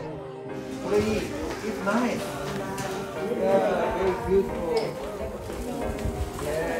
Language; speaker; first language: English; non-native, learner; Japanese